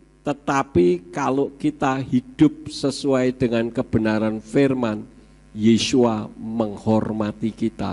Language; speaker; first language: Indonesian; native; Indonesian